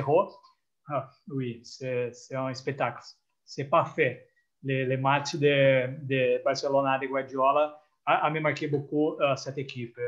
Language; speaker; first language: French; non-native, fluent; Portuguese